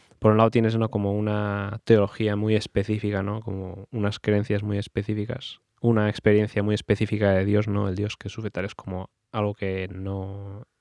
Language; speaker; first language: Spanish; native; Spanish